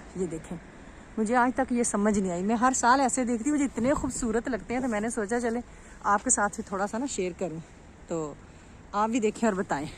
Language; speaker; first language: Urdu; native; Urdu